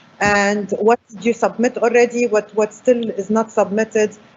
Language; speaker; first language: English; non-native, fluent; Arabic